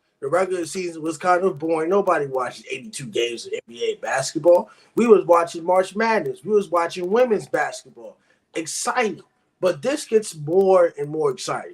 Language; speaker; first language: English; native; English